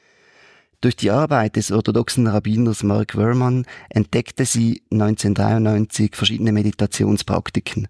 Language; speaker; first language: German; native; German